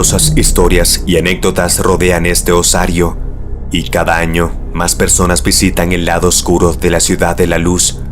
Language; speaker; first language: Spanish; native; Spanish